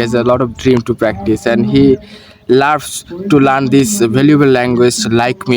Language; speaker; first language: English; non-native, learner; Bangla